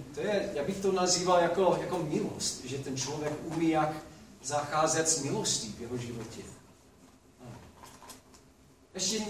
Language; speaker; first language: Czech; non-native, fluent; English